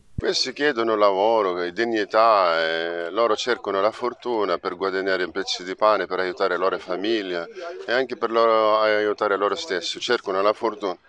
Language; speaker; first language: Italian; non-native, fluent; Arabic